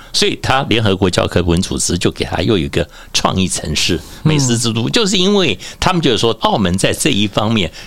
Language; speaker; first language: Chinese; native; Chinese